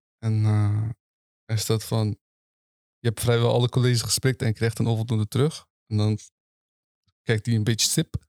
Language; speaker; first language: Dutch; early bilingual, other home language; Turkish